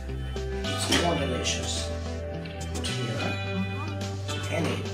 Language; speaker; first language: English; non-native, learner; Russian